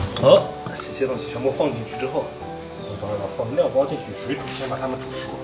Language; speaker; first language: Chinese; native; Chinese